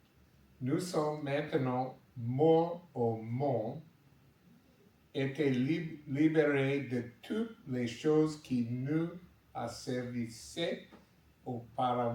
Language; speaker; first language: French; non-native, learner; English